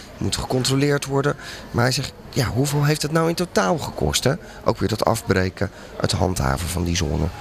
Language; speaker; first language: Dutch; native; Dutch